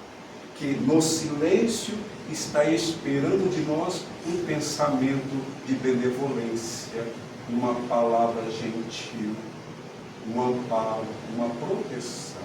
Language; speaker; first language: Portuguese; native; Portuguese